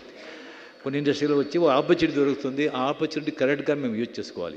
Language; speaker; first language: Telugu; non-native, fluent; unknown